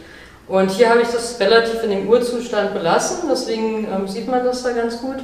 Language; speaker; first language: German; native; German